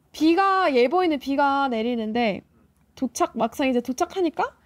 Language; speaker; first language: Korean; non-native, fluent; Ukrainian